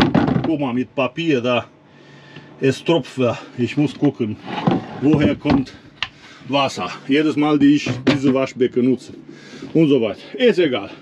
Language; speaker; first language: German; non-native, learner; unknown